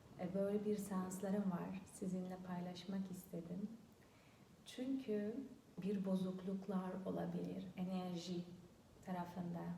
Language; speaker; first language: Turkish; non-native, fluent; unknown